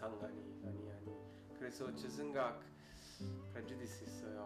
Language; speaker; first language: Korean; non-native, learner; Italian